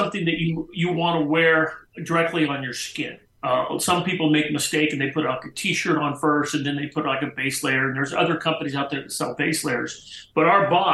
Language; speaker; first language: English; native; English